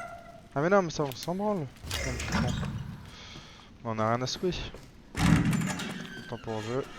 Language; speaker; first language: French; native; French